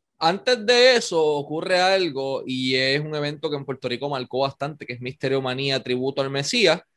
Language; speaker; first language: Spanish; native; Spanish